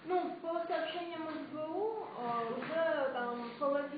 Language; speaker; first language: Russian; native; Russian